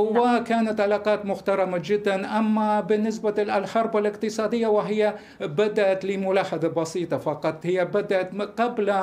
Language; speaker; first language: Arabic; non-native, fluent; Russian